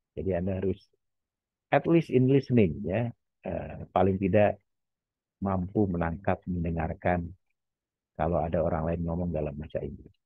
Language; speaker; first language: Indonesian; non-native, local second language; Javanese